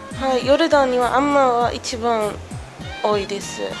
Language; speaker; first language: Japanese; non-native, learner; Arabic